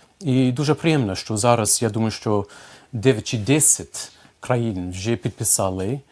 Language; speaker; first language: Ukrainian; non-native, fluent; English